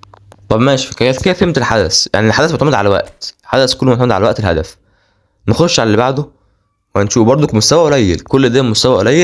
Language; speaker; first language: Arabic; native; Arabic